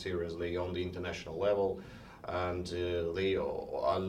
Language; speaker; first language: English; non-native, fluent; Ukrainian